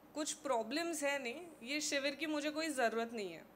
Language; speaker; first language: Hindi; non-native, local second language; Marathi